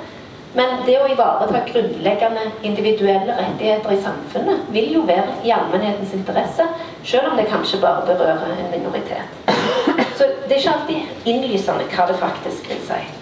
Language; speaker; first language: Norwegian; native; Norwegian